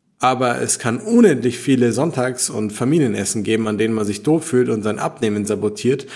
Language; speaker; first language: German; native; German